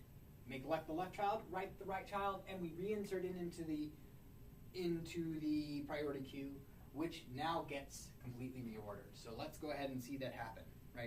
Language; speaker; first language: English; native; English